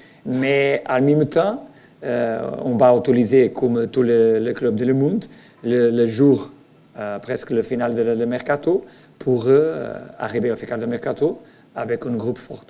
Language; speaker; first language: French; non-native, learner; Portuguese